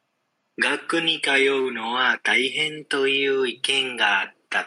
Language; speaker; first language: Japanese; non-native, learner; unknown